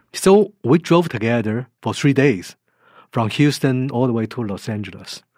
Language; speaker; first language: English; non-native, fluent; Chinese